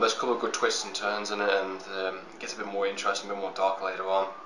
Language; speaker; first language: English; native; English